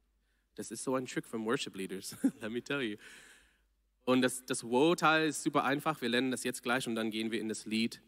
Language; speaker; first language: German; non-native, fluent; English